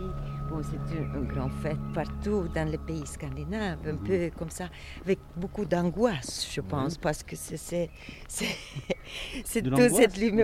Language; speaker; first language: French; non-native, fluent; Swedish